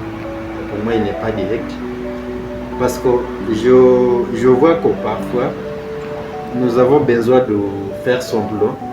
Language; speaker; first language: French; non-native, fluent; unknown